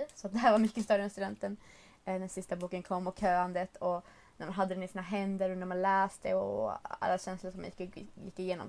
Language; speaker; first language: Swedish; native; Swedish